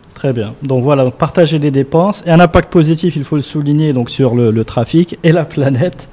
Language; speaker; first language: French; non-native, local second language; Arabic